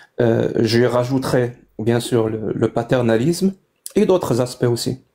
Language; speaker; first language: French; non-native, local second language; Kabyle